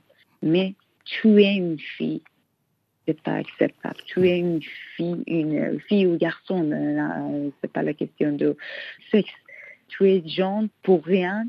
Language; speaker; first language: French; non-native, learner; Persian